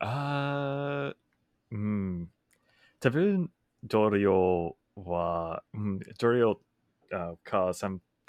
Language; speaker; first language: Japanese; non-native, learner; English